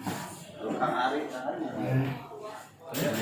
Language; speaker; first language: Indonesian; native; Indonesian